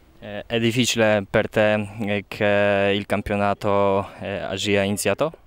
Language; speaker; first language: Italian; non-native, learner; Polish